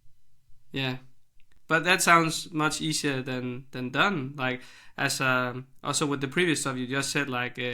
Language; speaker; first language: English; non-native, fluent; Danish